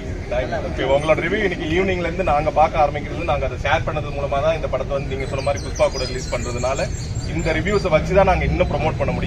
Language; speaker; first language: Tamil; native; Tamil